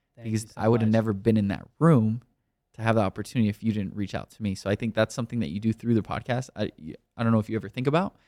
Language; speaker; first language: English; native; English